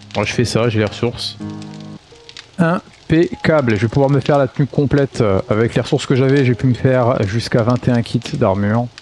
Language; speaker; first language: French; native; French